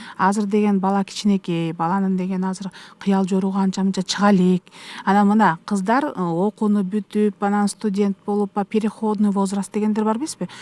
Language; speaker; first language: Kyrgyz; native; Kyrgyz